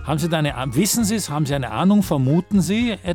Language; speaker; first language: German; native; German